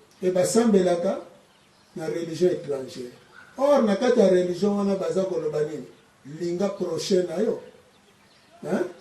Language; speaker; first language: Lingala; non-native, local second language; Kongo